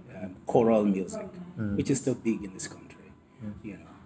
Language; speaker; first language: English; non-native, local second language; Yoruba